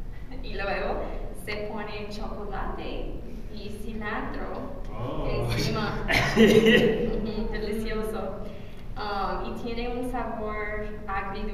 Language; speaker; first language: Spanish; non-native, learner; English